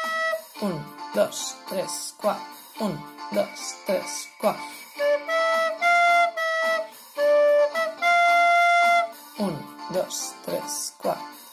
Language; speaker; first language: Spanish; non-native, local second language; Catalan